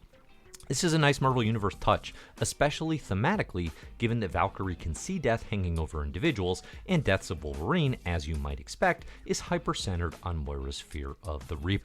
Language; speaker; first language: English; native; English